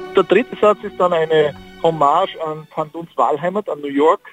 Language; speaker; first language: German; native; German